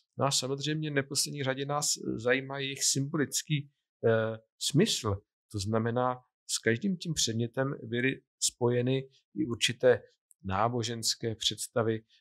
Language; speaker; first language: Czech; native; Czech